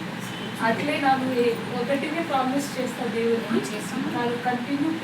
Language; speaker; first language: Telugu; non-native, learner; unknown